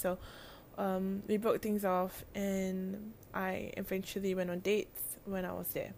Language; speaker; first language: English; native; English